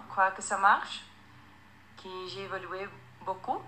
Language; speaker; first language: French; non-native, fluent; Portuguese